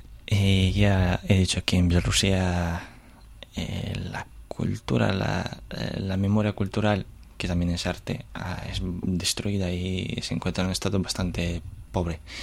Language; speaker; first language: Spanish; non-native, fluent; Russian